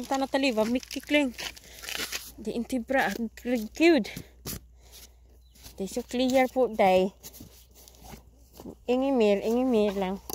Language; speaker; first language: Swedish; non-native, learner; Cebuano